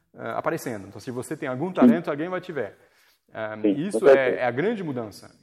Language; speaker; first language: Portuguese; non-native, fluent; French